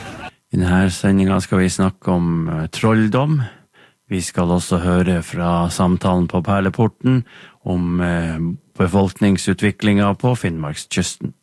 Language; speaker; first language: Norwegian; native; Norwegian